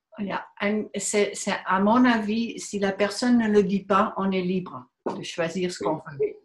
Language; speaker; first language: French; non-native, fluent; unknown